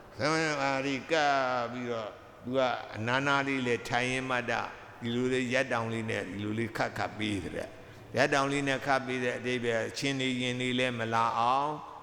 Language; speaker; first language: Burmese; native; Burmese